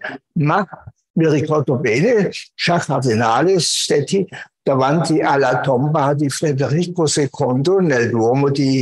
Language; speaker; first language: Italian; non-native, fluent; German